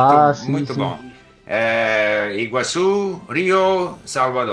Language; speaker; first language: Spanish; non-native, fluent; English